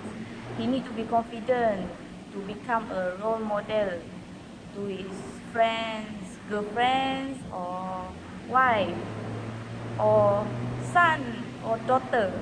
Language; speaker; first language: English; non-native, learner; Malay